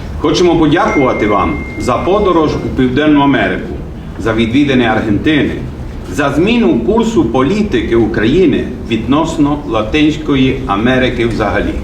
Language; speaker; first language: Ukrainian; early bilingual, heritage; Ukrainian